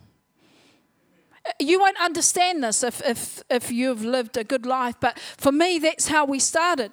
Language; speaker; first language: English; native; English